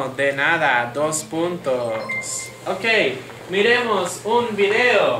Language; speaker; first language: Spanish; non-native, fluent; English